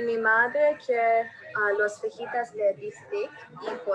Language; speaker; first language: Spanish; non-native, learner; English